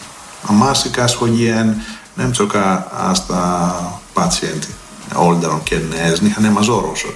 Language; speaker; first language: Hungarian; non-native, learner; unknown